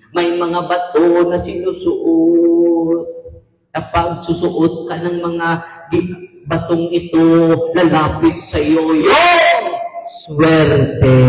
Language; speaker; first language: Filipino; non-native, local second language; Cebuano